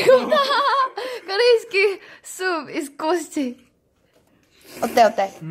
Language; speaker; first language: Russian; non-native, learner; Korean